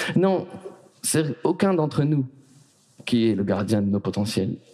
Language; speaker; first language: French; native; French